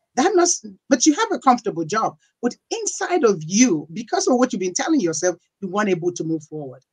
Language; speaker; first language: English; non-native, local second language; Igbo